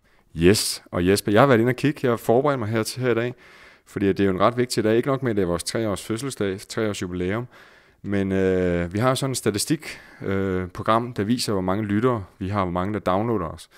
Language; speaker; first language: Danish; native; Danish